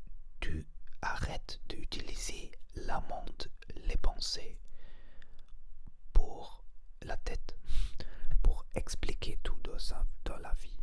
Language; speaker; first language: French; non-native, learner; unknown